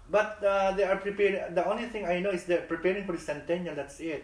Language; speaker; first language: English; non-native, local second language; Iloko